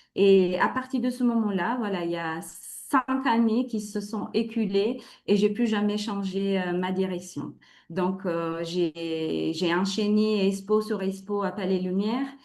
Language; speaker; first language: French; non-native, fluent; Italian